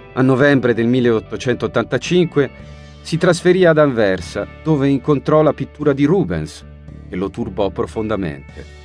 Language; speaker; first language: Italian; native; Italian